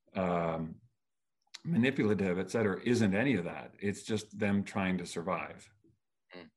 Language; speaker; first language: English; native; English